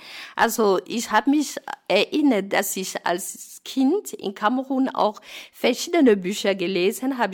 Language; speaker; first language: German; non-native, fluent; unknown